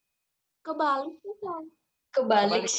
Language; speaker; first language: Indonesian; non-native, learner; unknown